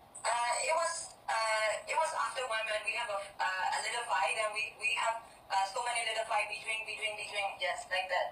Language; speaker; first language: English; non-native, fluent; Burmese